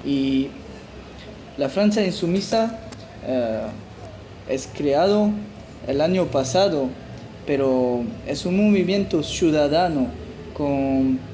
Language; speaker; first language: Spanish; non-native, fluent; French